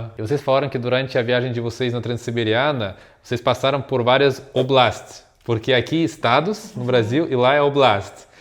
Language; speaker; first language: Portuguese; non-native, fluent; Russian